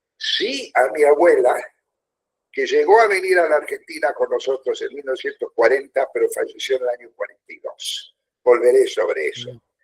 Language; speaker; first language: Spanish; early bilingual, other home language; German